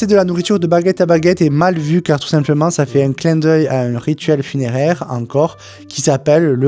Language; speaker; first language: French; native; French